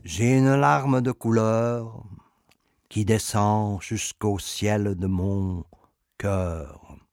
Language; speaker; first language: French; native; French